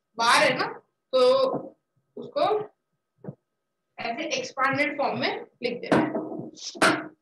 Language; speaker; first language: Hindi; native; Hindi